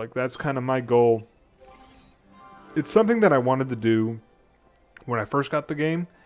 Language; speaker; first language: English; native; English